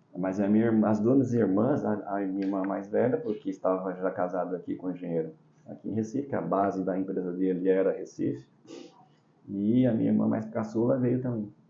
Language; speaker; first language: Portuguese; early bilingual, other home language; Chinese